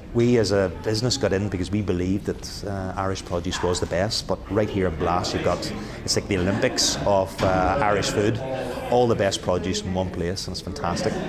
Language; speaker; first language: English; native; English